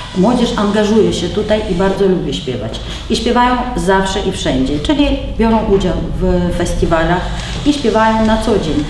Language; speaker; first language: Polish; non-native, local second language; Ukrainian